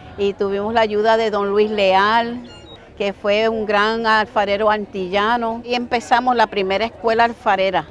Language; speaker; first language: Spanish; early bilingual, heritage; Spanish